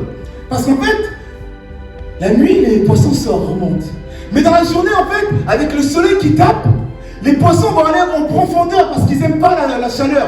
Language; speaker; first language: French; native; French